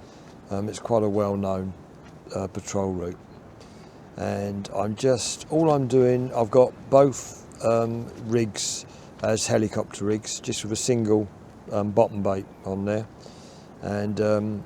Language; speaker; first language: English; native; English